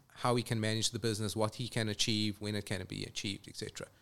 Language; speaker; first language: English; native; English